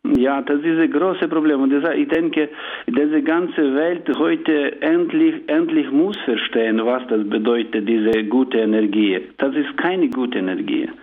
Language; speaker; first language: German; non-native, learner; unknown